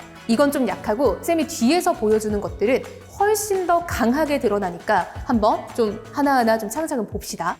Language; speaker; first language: Korean; native; Korean